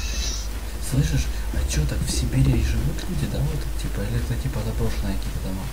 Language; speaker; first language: Russian; native; Russian